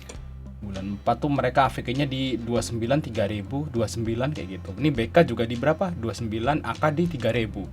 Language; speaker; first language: Indonesian; native; Indonesian